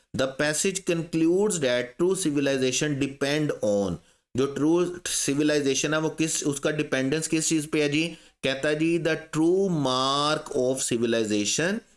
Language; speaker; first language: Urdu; non-native, local second language; Punjabi